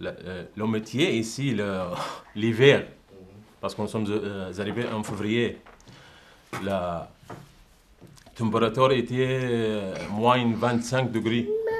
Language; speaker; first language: French; non-native, learner; Arabic